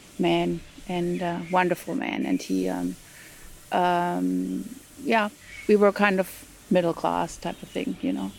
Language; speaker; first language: English; non-native, fluent; German